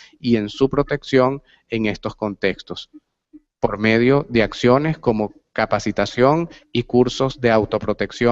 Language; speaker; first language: Spanish; native; Spanish